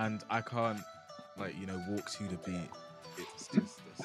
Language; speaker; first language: English; non-native, local second language; Yoruba